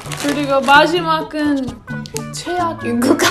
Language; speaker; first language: Korean; non-native, fluent; English